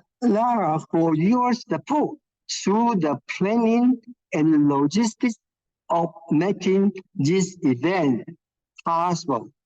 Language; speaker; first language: English; non-native, fluent; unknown